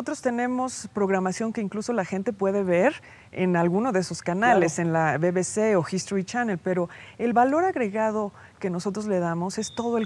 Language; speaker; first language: Spanish; native; Spanish